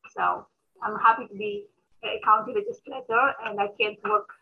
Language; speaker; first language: English; early bilingual, other home language; Amharic